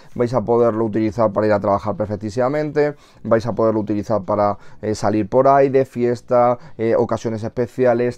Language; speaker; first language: Spanish; native; Spanish